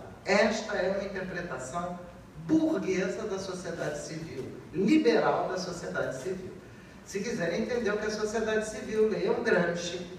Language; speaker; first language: Portuguese; native; Portuguese